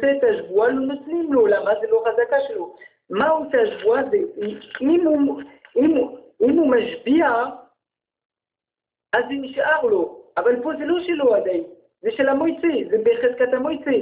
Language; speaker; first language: Hebrew; non-native, fluent; French